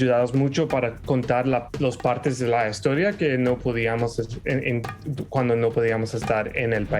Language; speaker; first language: Spanish; non-native, fluent; English